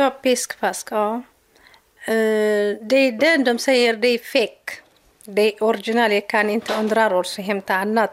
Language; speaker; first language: Swedish; non-native, learner; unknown